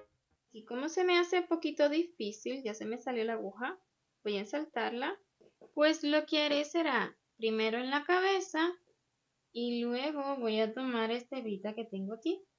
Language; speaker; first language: Spanish; native; Spanish